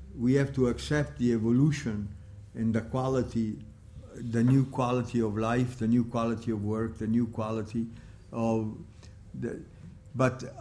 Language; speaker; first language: English; non-native, fluent; Italian